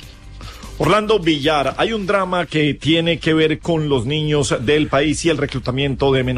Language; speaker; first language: Spanish; native; Spanish